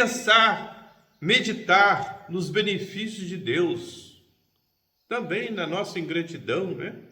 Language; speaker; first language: Portuguese; native; Portuguese